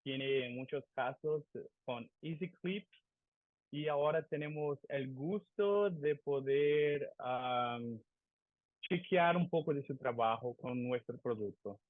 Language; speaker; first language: Spanish; non-native, learner; Portuguese